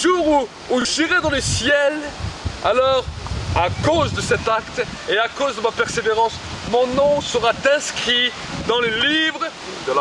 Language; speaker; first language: French; native; French